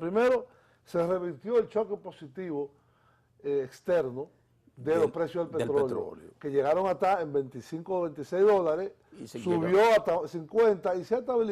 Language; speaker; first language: Spanish; native; Spanish